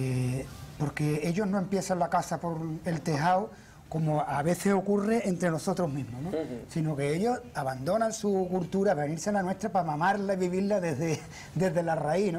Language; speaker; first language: Spanish; native; Spanish